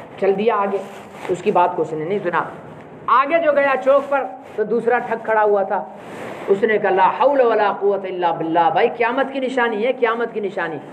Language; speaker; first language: Urdu; non-native, local second language; Sindhi